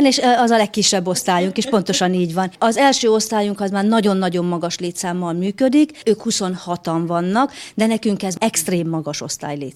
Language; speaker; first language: Hungarian; native; Hungarian